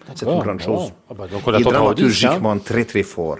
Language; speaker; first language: French; non-native, learner; Hungarian